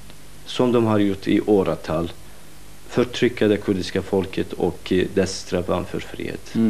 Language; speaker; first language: Swedish; non-native, fluent; Kurdish